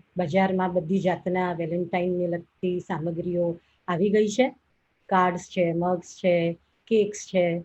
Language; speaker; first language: Gujarati; native; Gujarati